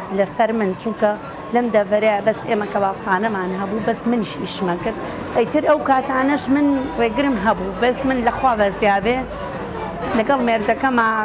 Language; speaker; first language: Central Kurdish; non-native, local second language; Gurani